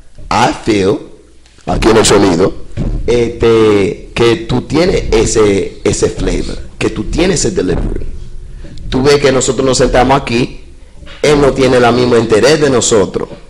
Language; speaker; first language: Spanish; early bilingual, heritage; Spanish